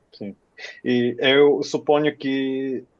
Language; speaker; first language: Portuguese; non-native, fluent; Finnish